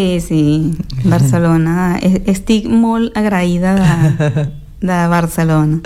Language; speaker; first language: Catalan; non-native, local second language; Spanish